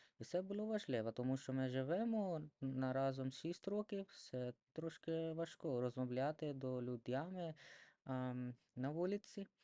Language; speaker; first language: Ukrainian; non-native, learner; Odia